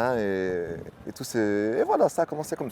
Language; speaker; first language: French; native; French